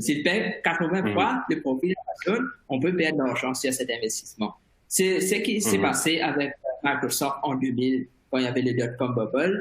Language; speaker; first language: French; non-native, fluent; Morisyen